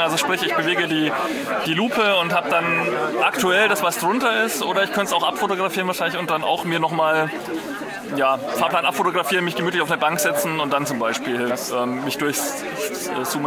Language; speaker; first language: German; native; German